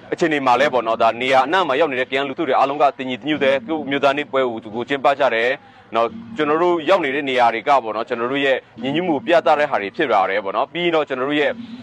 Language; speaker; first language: Burmese; non-native, local second language; Western Kayah